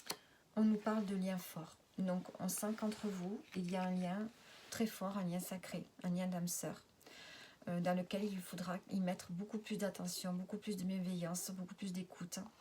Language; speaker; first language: French; native; French